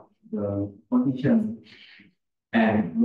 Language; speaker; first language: English; non-native, fluent; Indonesian